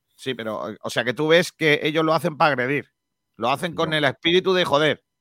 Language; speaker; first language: Spanish; native; Spanish